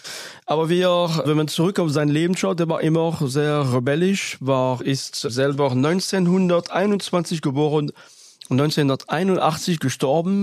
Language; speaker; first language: German; non-native, fluent; French